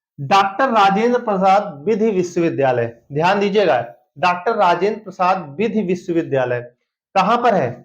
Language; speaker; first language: Hindi; native; Hindi